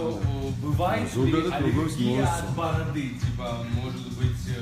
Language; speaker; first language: Russian; non-native, local second language; Georgian